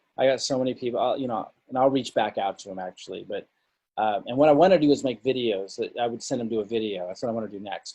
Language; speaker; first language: English; native; English